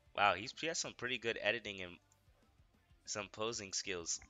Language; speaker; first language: English; native; English